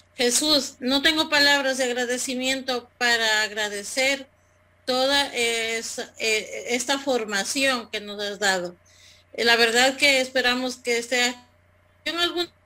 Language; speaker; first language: Spanish; native; Spanish